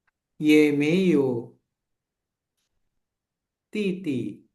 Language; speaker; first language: Chinese; non-native, learner; Indonesian